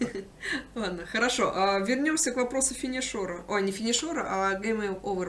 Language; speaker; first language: Russian; native; Russian